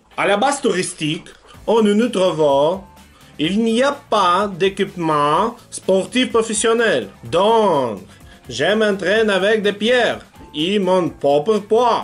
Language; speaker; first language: French; non-native, learner; Russian